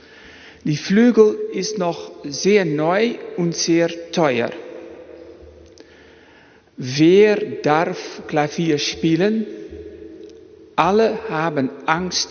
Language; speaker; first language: German; non-native, fluent; Dutch